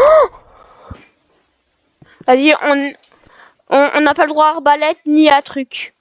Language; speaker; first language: French; native; French